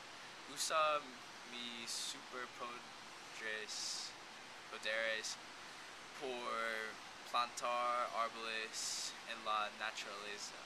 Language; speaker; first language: Spanish; non-native, learner; English